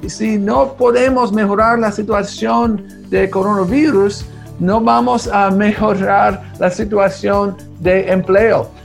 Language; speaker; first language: Spanish; early bilingual, heritage; Spanish